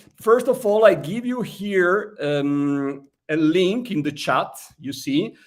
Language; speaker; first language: English; non-native, fluent; Italian